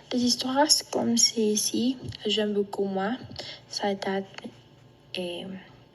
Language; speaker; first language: French; non-native, learner; Spanish